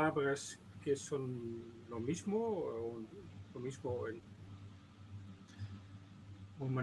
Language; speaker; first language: Spanish; non-native, learner; Dutch